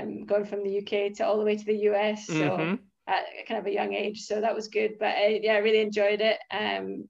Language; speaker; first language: English; native; English